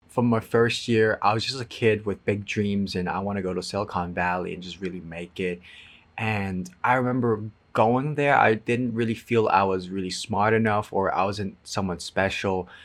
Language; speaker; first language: English; non-native, fluent; Cantonese